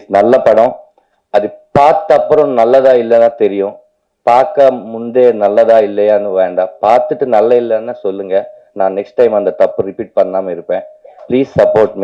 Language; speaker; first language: Tamil; non-native, learner; Telugu